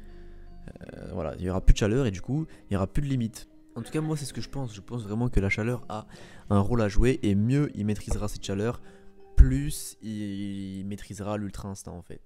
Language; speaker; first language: French; native; French